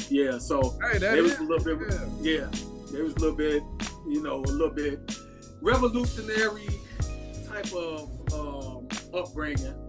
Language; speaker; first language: English; native; English